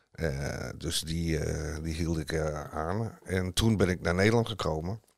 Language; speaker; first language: Dutch; non-native, fluent; English